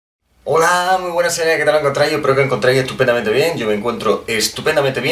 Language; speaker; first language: Spanish; native; Spanish